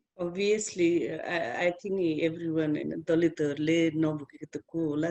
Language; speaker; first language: Nepali; native; Nepali